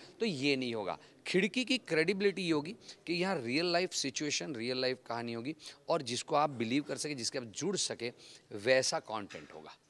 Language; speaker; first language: Hindi; non-native, local second language; Gujarati